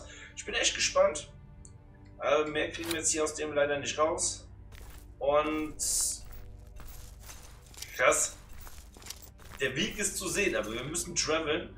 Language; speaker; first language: German; native; German